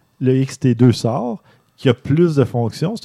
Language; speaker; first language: French; native; French